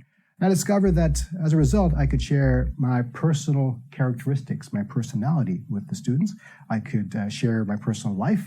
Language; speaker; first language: English; native; English